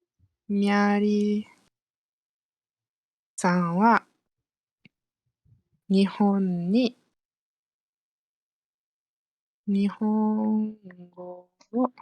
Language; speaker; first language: Japanese; non-native, fluent; Malay